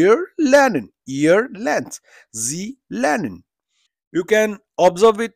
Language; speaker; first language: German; non-native, fluent; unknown